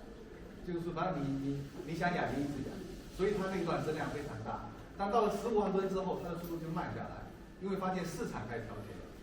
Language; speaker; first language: Chinese; native; Chinese